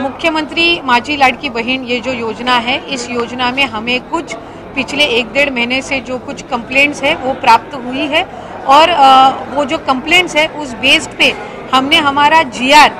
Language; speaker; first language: Hindi; non-native, local second language; Marathi